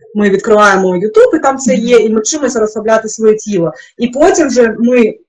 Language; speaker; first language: Ukrainian; non-native, local second language; Russian